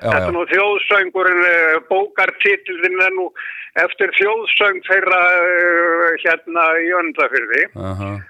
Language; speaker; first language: Icelandic; native; Icelandic